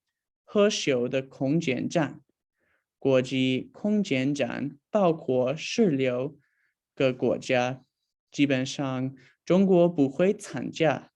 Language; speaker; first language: Chinese; non-native, learner; English